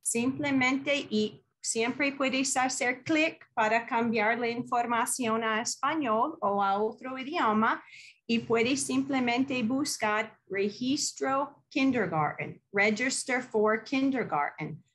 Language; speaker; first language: Spanish; non-native, fluent; English